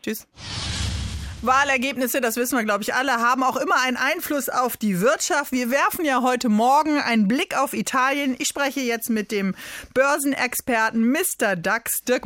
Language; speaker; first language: German; native; German